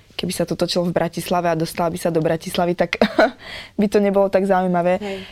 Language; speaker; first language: Slovak; native; Slovak